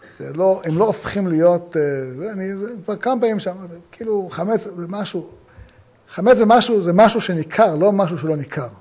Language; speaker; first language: Hebrew; native; Hebrew